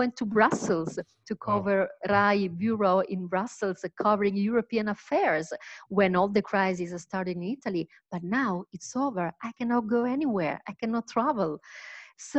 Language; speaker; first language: English; non-native, fluent; Italian